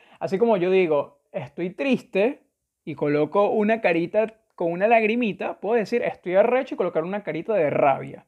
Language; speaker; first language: Spanish; native; Spanish